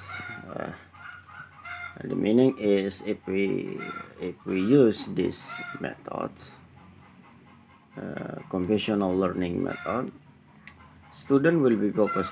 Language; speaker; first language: English; non-native, learner; Indonesian